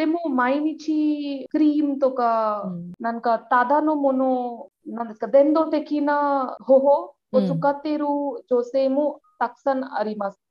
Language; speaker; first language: Japanese; non-native, learner; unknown